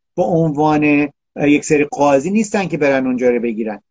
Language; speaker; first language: Persian; native; Persian